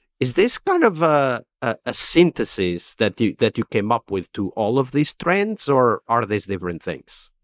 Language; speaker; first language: English; non-native, fluent; Portuguese